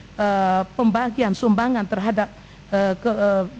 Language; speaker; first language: Malay; native; Malay